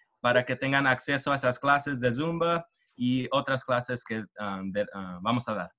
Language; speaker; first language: Spanish; early bilingual, heritage; Spanish